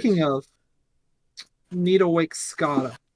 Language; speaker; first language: English; native; English